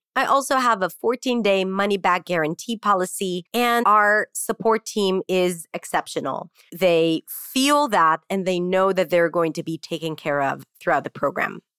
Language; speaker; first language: English; non-native, fluent; Hebrew